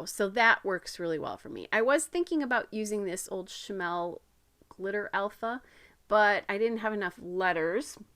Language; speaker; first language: English; native; English